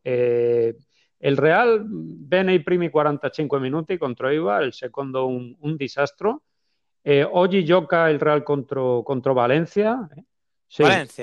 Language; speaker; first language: Italian; non-native, fluent; Spanish